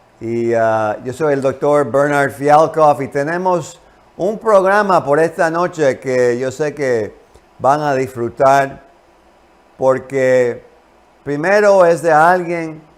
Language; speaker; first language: Spanish; non-native, fluent; English